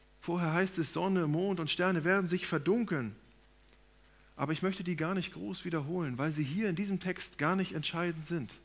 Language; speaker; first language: German; native; German